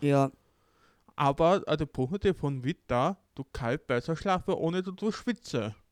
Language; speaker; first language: German; non-native, learner; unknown